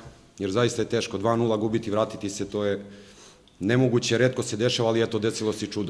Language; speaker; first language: Serbian; native; Serbian